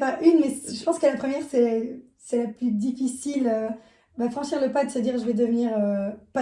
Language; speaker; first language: French; native; French